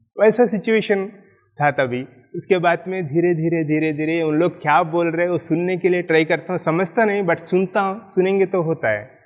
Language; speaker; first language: Hindi; non-native, local second language; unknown